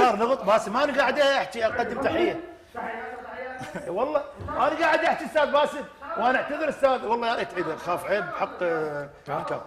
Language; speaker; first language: Arabic; native; Arabic